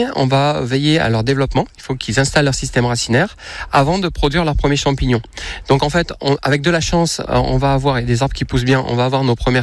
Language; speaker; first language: French; native; French